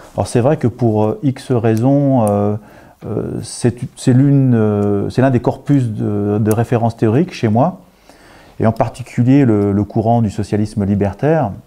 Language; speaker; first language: French; native; French